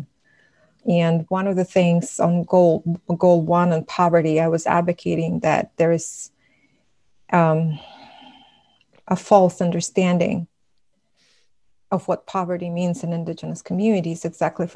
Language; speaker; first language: English; non-native, fluent; Buriat